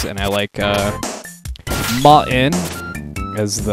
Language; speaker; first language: English; native; English